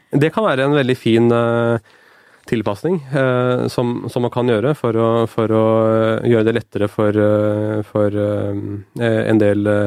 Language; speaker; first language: Norwegian; early bilingual, other home language; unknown